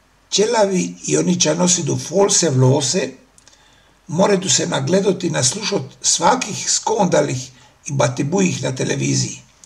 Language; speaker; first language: Serbian; native; Serbian